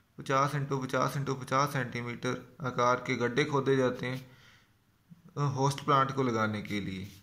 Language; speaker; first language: Hindi; non-native, local second language; Punjabi